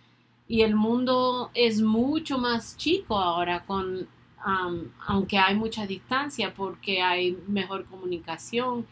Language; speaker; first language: Spanish; early bilingual, other home language; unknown